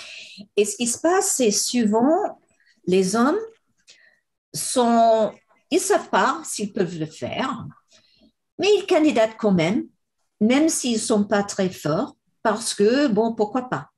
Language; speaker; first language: French; non-native, fluent; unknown